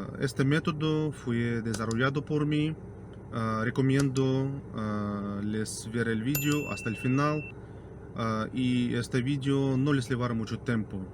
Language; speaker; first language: Spanish; non-native, fluent; Russian